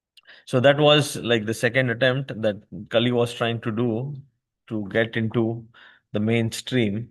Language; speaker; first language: English; non-native, local second language; Hindi